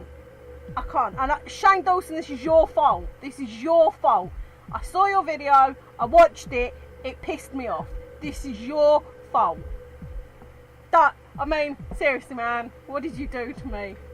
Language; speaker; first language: English; native; English